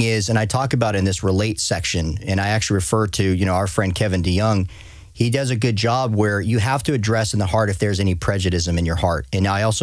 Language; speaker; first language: English; native; English